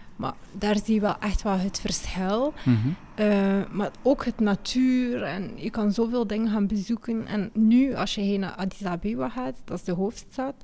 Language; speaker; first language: Dutch; early bilingual, other home language; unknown